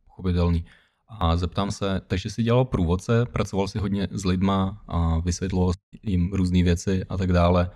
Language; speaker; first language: Czech; early bilingual, other home language; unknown